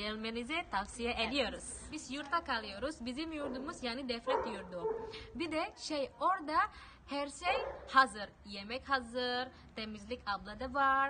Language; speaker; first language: Turkish; non-native, fluent; Indonesian